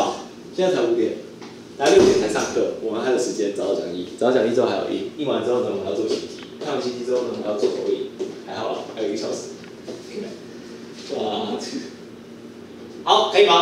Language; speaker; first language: Chinese; native; Chinese